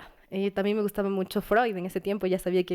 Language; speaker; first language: Spanish; native; Spanish